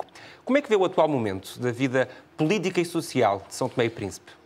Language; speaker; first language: Portuguese; native; Portuguese